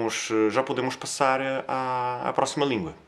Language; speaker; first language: Portuguese; non-native, fluent; Italian